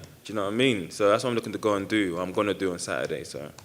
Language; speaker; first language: English; native; English